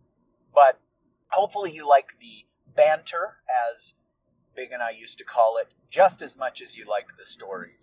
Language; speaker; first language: English; native; English